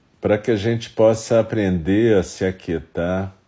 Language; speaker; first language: Portuguese; native; Portuguese